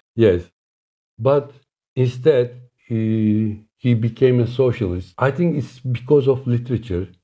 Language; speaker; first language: English; non-native, fluent; Turkish